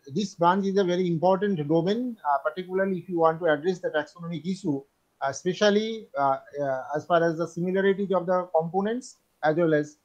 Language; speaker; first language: English; non-native, local second language; Bangla